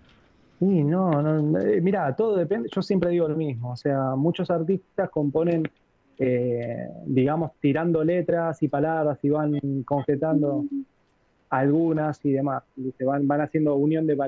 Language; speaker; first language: Spanish; native; Spanish